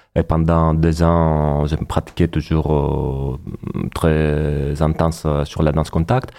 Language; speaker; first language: French; non-native, fluent; Greek